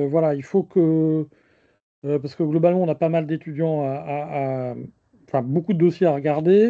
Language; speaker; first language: French; native; French